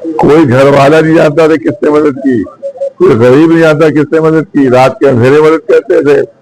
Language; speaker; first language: Urdu; native; Urdu